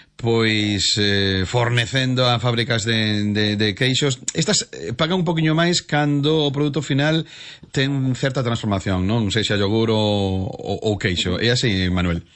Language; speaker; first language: Galician; native; Galician